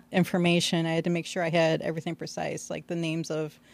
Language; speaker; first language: English; native; English